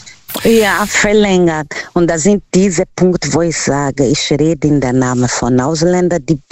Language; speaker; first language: German; non-native, learner; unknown